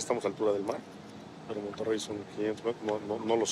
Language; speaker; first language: Spanish; native; Spanish